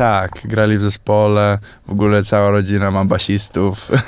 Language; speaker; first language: Polish; early bilingual, heritage; Polish